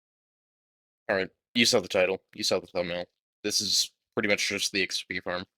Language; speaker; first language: English; native; English